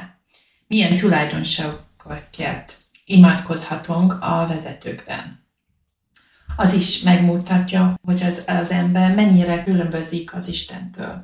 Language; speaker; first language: Hungarian; non-native, learner; English